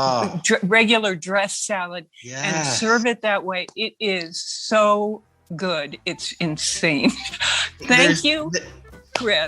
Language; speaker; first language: English; native; English